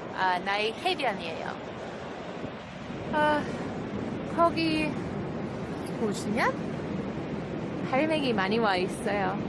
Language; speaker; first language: Korean; non-native, learner; English